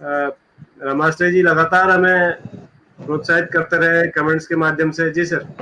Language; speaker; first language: Hindi; native; Hindi